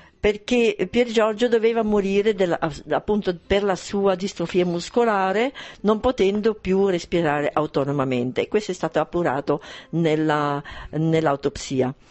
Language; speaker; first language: Italian; non-native, local second language; German